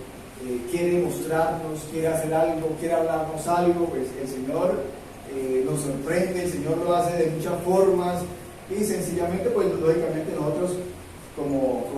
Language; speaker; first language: Spanish; native; Spanish